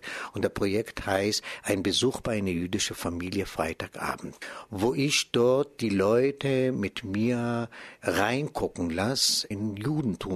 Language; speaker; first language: German; non-native, fluent; Hebrew